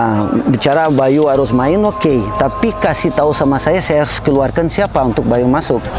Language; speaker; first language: Indonesian; non-native, fluent; Portuguese